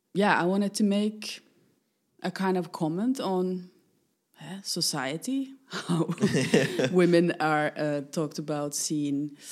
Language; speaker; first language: English; non-native, fluent; Finnish